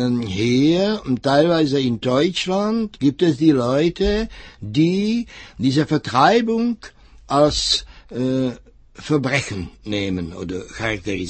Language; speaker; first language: German; non-native, fluent; Czech